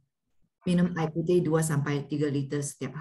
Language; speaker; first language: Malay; non-native, local second language; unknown